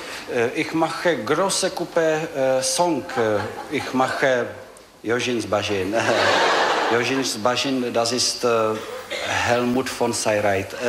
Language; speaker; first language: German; non-native, learner; Czech